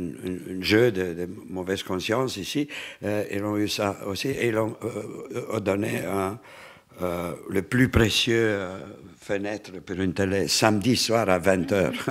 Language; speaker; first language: French; non-native, fluent; Romanian